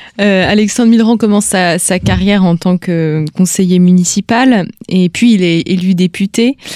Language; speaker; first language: French; native; French